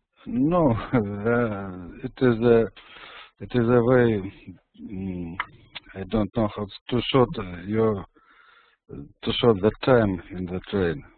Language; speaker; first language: English; non-native, learner; Russian